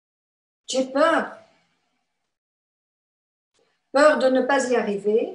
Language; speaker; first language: French; non-native, fluent; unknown